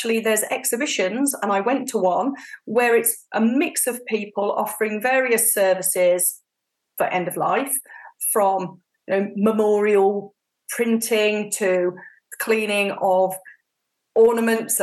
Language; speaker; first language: English; native; English